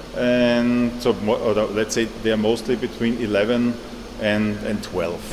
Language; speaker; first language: English; non-native, fluent; German